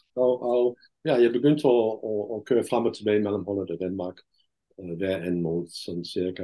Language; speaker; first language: Danish; non-native, fluent; Dutch